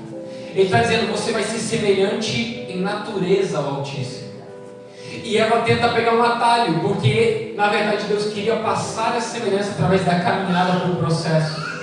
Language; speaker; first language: Portuguese; native; Portuguese